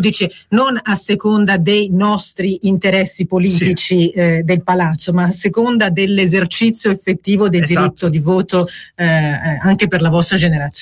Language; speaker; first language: Italian; native; Italian